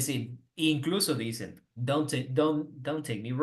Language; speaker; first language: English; non-native, fluent; Spanish